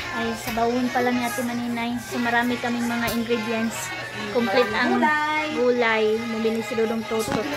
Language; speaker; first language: Filipino; non-native, local second language; Cebuano